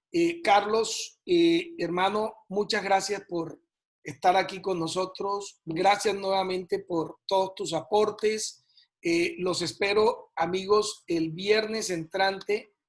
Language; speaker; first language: Spanish; native; Spanish